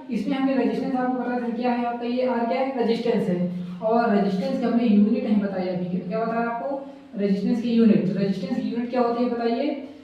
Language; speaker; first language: Hindi; native; Hindi